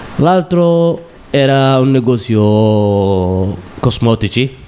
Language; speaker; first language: Italian; non-native, learner; Somali